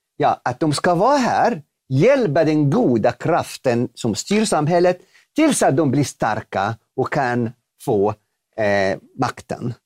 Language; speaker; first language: Swedish; non-native, fluent; Arabic